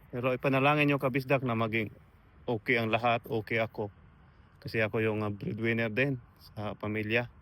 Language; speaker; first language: Filipino; non-native, local second language; Cebuano